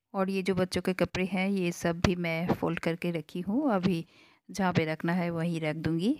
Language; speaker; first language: Hindi; non-native, local second language; Bangla